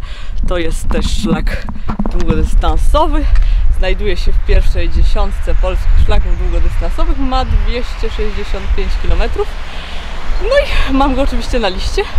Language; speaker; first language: Polish; native; Polish